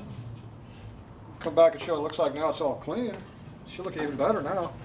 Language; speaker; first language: English; native; English